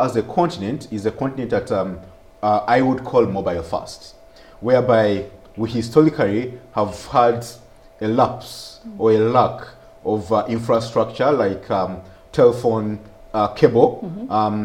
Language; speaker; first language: English; non-native, local second language; Ganda